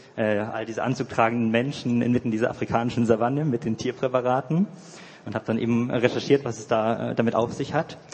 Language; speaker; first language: German; native; German